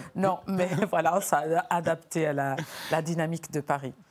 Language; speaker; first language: French; non-native, fluent; Portuguese